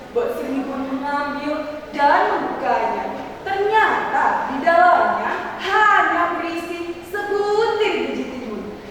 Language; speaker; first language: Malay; non-native, local second language; Javanese